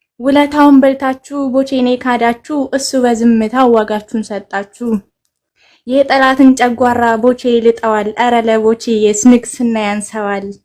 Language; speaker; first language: Amharic; native; Amharic